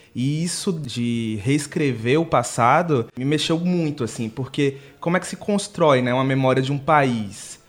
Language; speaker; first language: Portuguese; native; Portuguese